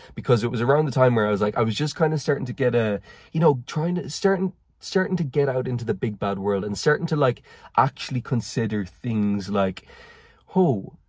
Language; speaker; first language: English; native; English